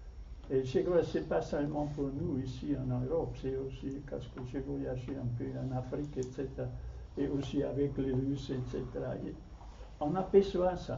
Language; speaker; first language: French; non-native, fluent; German